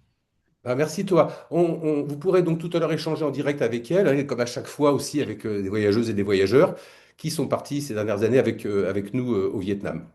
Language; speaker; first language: French; native; French